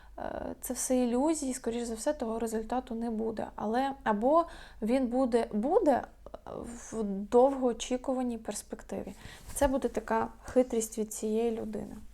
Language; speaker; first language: Ukrainian; non-native, local second language; Russian